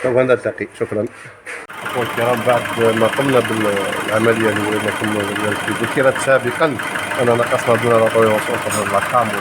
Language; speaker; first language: Arabic; native; Arabic